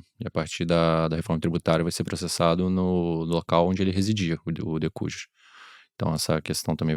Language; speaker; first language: Portuguese; native; Portuguese